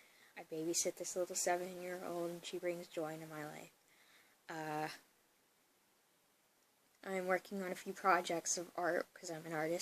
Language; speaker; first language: English; native; English